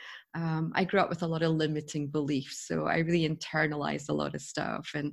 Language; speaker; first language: English; native; English